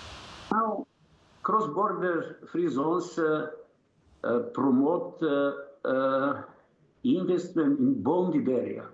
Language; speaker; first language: English; non-native, learner; Serbian